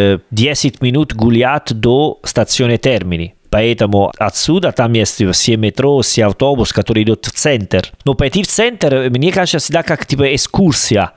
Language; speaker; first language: Russian; non-native, learner; Italian